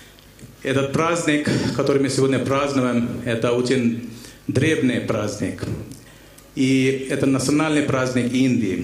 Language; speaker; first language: Russian; non-native, fluent; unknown